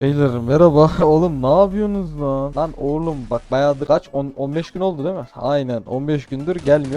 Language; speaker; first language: Turkish; native; Turkish